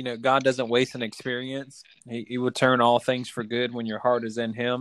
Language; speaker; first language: English; native; English